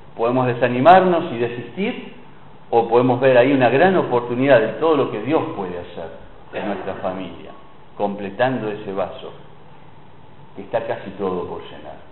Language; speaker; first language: Spanish; native; Spanish